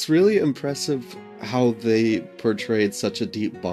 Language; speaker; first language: English; native; English